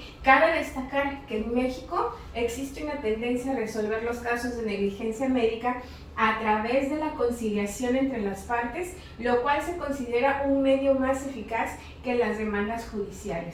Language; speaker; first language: Spanish; native; Spanish